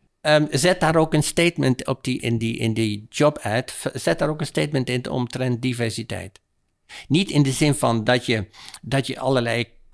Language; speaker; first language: Dutch; native; Dutch